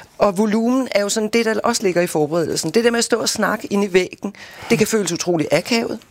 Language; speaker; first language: Danish; native; Danish